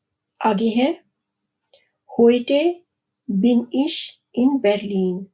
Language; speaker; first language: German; non-native, fluent; Urdu